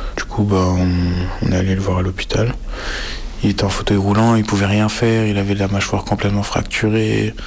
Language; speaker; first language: French; native; French